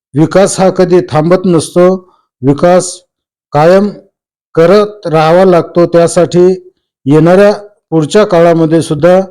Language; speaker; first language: Marathi; native; Marathi